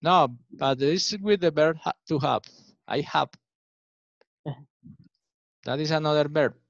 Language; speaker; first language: English; non-native, learner; Spanish